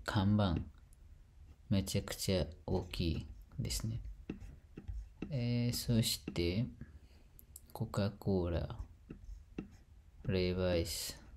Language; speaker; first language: Japanese; non-native, fluent; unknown